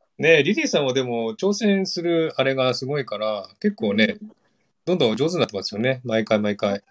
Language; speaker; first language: Japanese; non-native, fluent; Korean